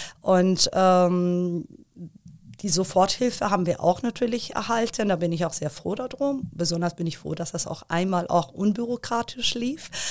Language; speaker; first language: German; early bilingual, other home language; Persian